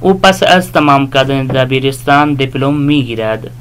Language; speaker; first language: Persian; non-native, fluent; Urdu